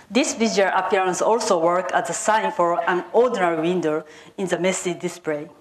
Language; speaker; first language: English; non-native, fluent; Japanese